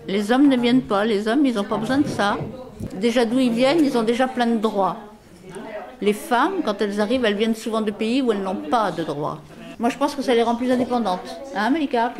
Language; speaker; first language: French; native; French